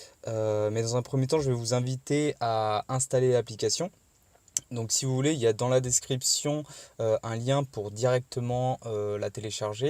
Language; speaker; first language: French; native; French